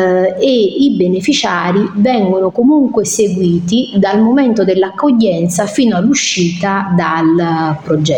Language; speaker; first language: Italian; native; Italian